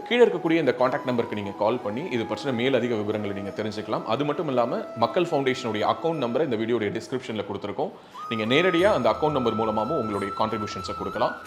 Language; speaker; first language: Tamil; native; Tamil